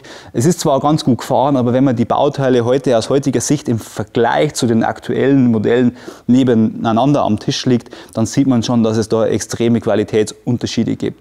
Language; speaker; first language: German; native; German